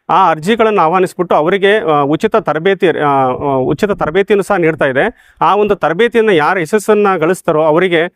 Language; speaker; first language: Kannada; native; Kannada